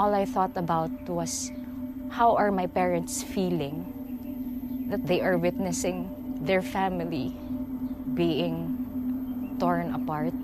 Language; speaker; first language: English; non-native, local second language; Waray